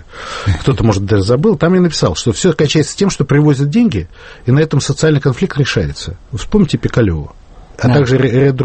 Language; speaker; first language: Russian; native; Russian